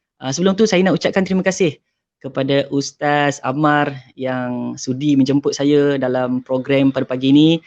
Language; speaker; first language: Malay; native; Malay